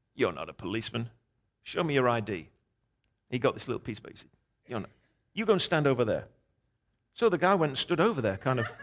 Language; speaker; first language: English; native; English